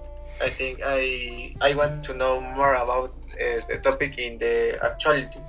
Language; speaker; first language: English; non-native, learner; Spanish